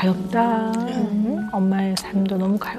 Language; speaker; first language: Korean; native; Korean